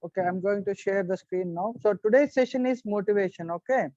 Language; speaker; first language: English; non-native, local second language; Telugu